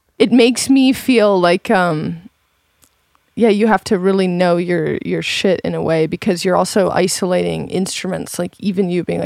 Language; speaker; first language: English; native; English